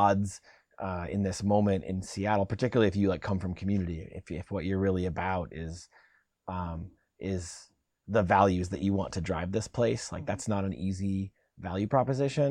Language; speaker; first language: English; native; English